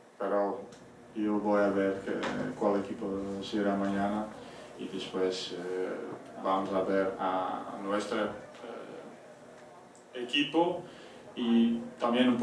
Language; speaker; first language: Spanish; non-native, fluent; Dutch